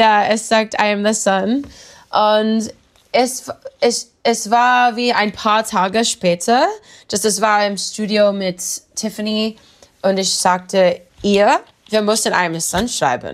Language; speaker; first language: German; non-native, learner; English